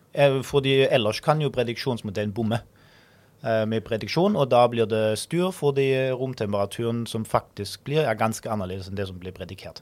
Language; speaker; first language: Norwegian; non-native, fluent; German